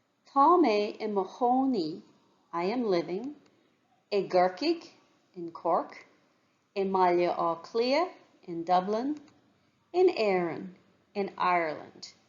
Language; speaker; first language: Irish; non-native, local second language; English